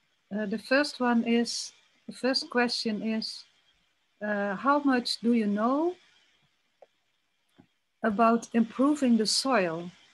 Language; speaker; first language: English; non-native, fluent; Dutch